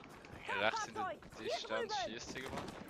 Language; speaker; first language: German; native; German